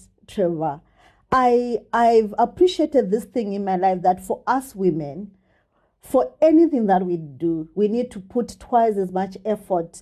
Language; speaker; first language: English; non-native, local second language; Shona